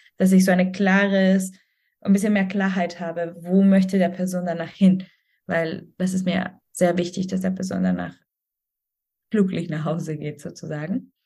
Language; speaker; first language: German; non-native, fluent; Spanish